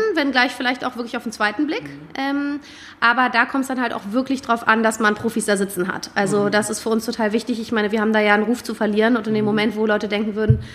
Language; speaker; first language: German; native; German